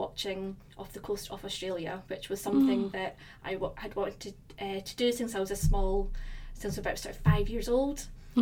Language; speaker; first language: English; native; English